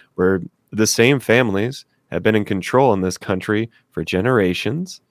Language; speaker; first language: English; native; English